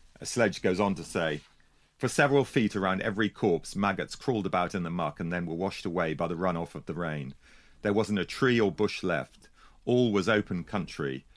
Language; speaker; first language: English; native; English